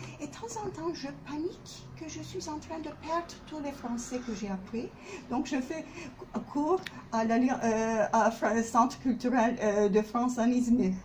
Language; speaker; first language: French; non-native, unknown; Turkish